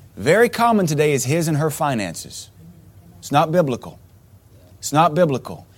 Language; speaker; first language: English; native; English